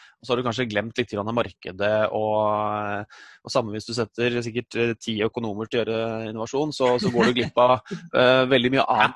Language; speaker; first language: Norwegian; native; Norwegian